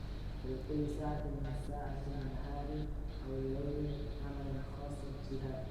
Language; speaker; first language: Arabic; non-native, learner; Indonesian